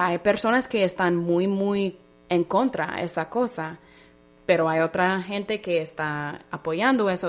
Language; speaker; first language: Spanish; non-native, fluent; English